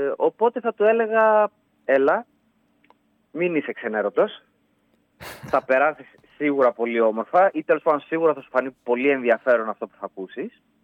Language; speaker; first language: Greek; native; Greek